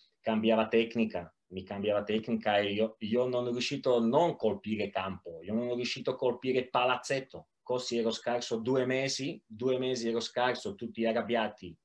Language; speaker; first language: Italian; non-native, learner; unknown